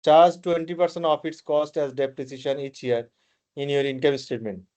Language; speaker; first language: English; non-native, local second language; Bangla